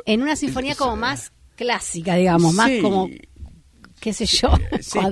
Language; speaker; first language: Spanish; native; Spanish